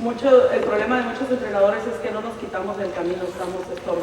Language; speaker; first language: Spanish; native; Spanish